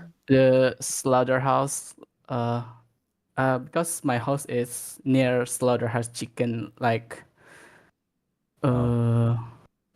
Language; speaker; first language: English; non-native, learner; Indonesian